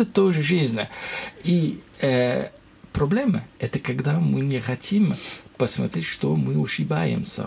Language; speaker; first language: Russian; non-native, learner; French